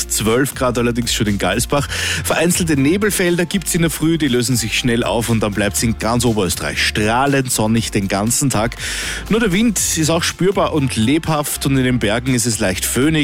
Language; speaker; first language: German; native; German